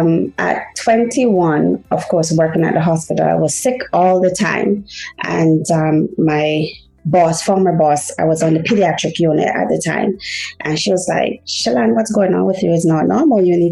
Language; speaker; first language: English; early bilingual, other home language; Haitian Creole